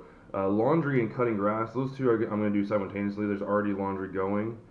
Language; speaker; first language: English; native; English